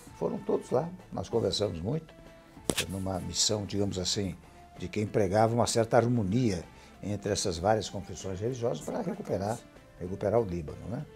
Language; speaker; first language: Portuguese; early bilingual, other home language; Arabic